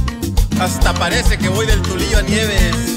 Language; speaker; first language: Spanish; native; Spanish